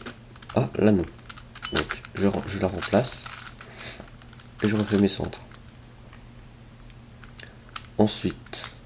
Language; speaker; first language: French; native; French